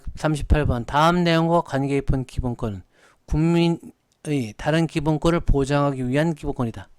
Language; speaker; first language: Korean; native; Korean